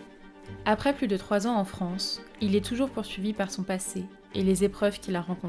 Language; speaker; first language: French; native; French